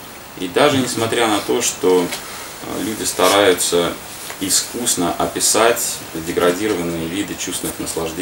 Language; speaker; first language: Russian; native; Russian